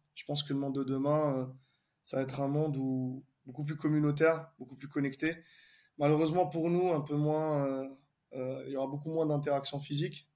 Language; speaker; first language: French; non-native, local second language; Arabic